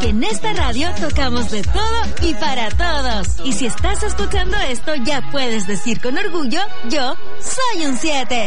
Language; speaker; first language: Spanish; native; Spanish